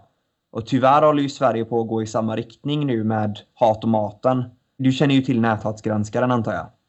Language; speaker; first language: Swedish; native; Swedish